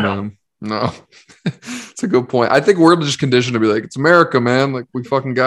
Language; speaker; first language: English; native; English